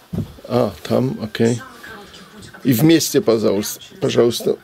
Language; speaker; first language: Russian; non-native, learner; German